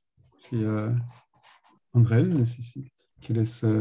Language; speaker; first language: Spanish; non-native, learner; French